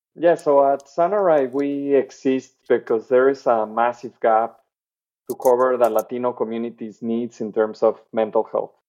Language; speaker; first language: English; non-native, fluent; Spanish